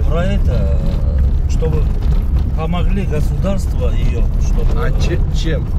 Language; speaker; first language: Russian; non-native, learner; Uzbek